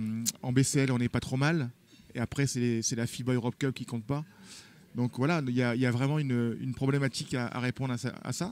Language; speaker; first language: French; native; French